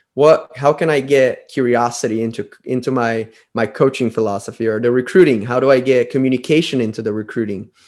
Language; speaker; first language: English; non-native, fluent; Portuguese